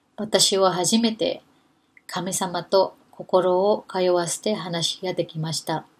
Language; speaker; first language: Japanese; non-native, fluent; Filipino